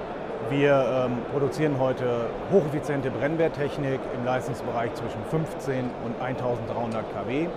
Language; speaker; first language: German; native; German